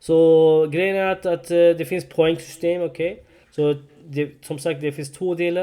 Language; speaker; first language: Swedish; non-native, learner; Urdu